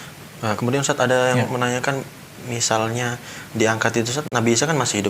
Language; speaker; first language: Indonesian; native; Indonesian